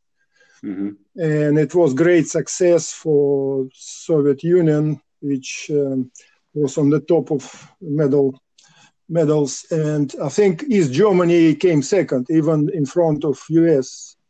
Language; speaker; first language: English; non-native, fluent; Russian